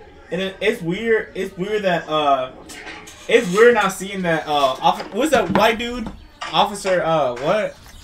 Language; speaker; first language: English; early bilingual, other home language; Spanish